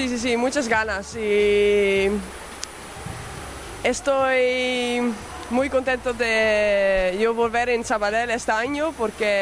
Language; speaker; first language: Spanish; non-native, learner; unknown